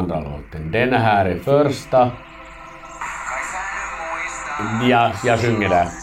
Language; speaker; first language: Swedish; non-native, fluent; Finnish